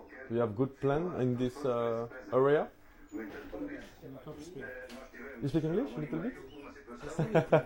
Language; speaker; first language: English; non-native, learner; French